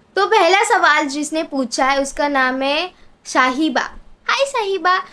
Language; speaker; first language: Hindi; non-native, local second language; Bangla